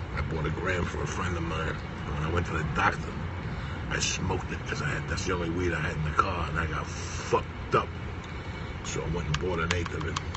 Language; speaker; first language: English; early bilingual, other home language; Spanish